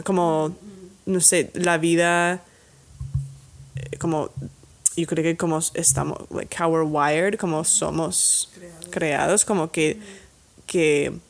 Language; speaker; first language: Spanish; non-native, fluent; English